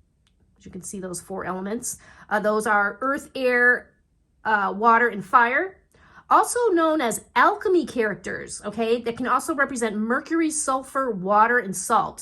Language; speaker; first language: English; native; English